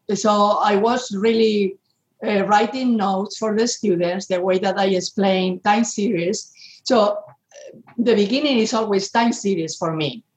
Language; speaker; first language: English; non-native, fluent; Spanish